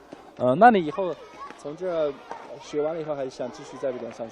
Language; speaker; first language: Chinese; native; Chinese